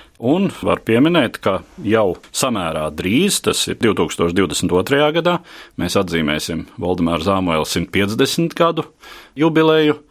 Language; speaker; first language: Latvian; native; Latvian